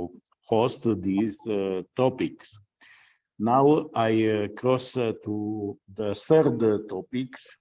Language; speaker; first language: English; non-native, fluent; Romanian